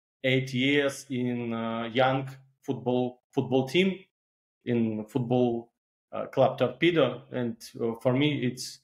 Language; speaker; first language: English; non-native, learner; Belarusian